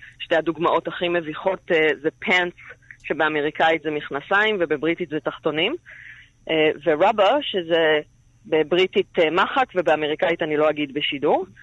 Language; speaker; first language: Hebrew; native; Hebrew